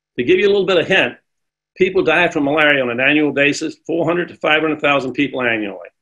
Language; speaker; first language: English; native; English